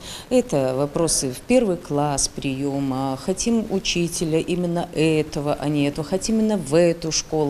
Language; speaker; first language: Russian; native; Russian